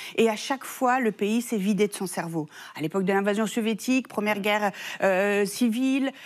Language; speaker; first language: French; early bilingual, other home language; Persian